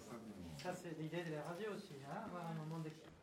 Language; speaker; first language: French; native; French